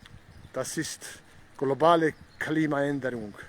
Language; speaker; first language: German; non-native, learner; Georgian